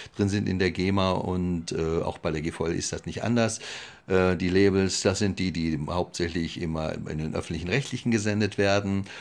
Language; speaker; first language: German; native; German